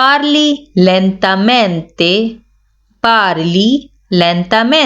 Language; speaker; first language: Italian; non-native, learner; Urdu